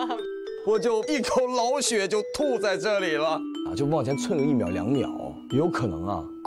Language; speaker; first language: Chinese; native; Chinese